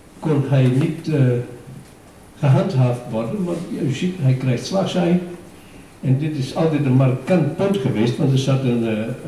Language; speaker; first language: Dutch; native; Dutch